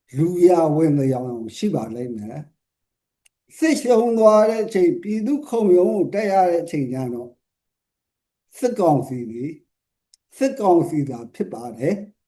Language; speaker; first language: Burmese; non-native, local second language; S'gaw Karen